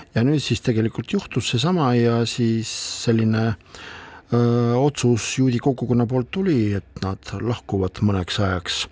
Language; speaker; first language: Estonian; non-native, local second language; Russian